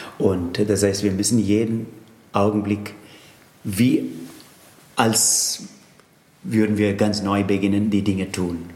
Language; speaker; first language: German; non-native, fluent; Tamil